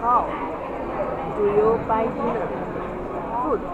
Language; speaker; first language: English; non-native, learner; Chinese